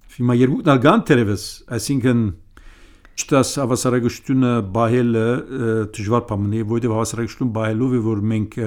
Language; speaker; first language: Armenian; early bilingual, heritage; Armenian